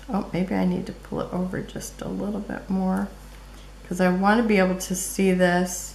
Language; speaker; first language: English; native; English